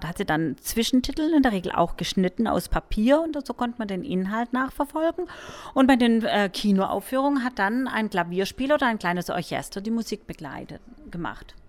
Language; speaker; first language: German; native; German